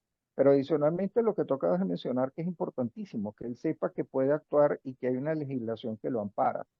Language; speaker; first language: Spanish; native; Spanish